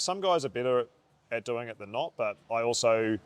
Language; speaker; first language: English; native; English